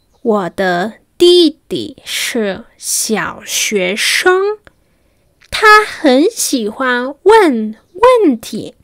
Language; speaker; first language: Chinese; non-native, fluent; Spanish